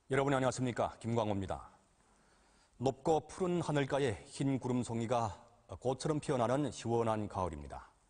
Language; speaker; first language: Korean; native; Korean